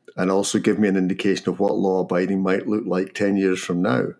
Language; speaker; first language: English; native; English